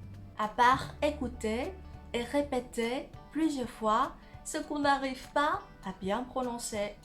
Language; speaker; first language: French; non-native, fluent; Vietnamese